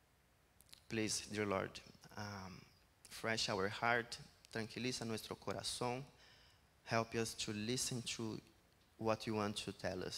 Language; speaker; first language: Spanish; non-native, learner; Portuguese